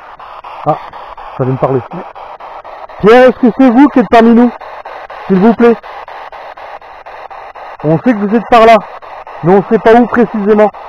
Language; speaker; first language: French; native; French